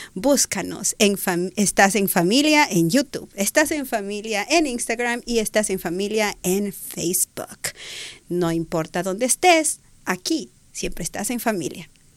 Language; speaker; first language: Spanish; early bilingual, heritage; Spanish